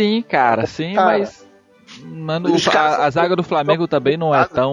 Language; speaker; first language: Portuguese; native; Portuguese